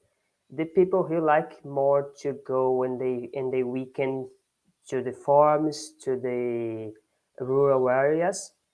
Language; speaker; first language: English; non-native, learner; Portuguese